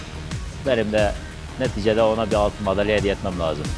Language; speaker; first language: Turkish; native; Turkish